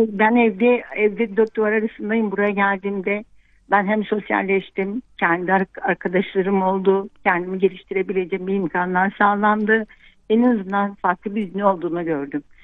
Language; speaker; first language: Turkish; non-native, local second language; Kurdish